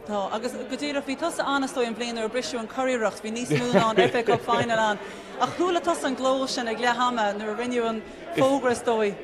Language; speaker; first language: Irish; native; Irish